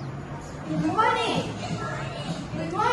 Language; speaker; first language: English; non-native, learner; Malay